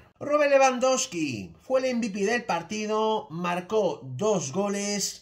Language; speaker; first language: Spanish; native; Spanish